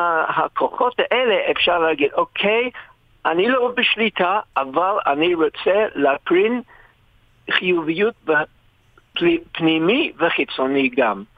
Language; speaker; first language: Hebrew; non-native, fluent; English